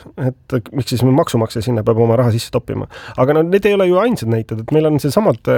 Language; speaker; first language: Estonian; native; Estonian